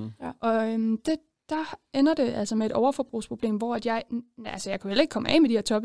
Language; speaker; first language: Danish; native; Danish